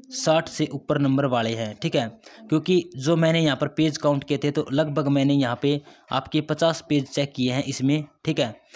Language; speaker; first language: Hindi; native; Hindi